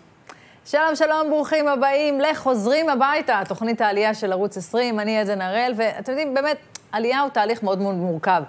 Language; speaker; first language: Hebrew; native; Hebrew